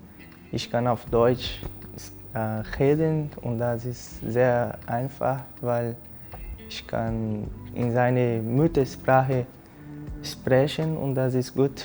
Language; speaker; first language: German; non-native, learner; Portuguese